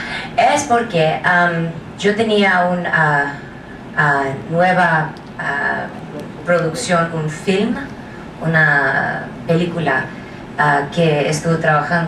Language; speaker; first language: Spanish; non-native, learner; English